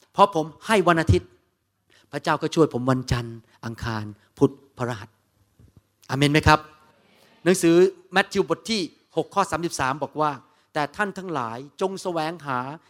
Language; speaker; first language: Thai; native; Thai